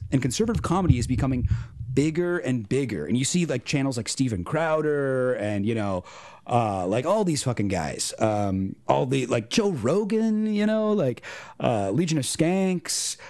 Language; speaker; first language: English; native; English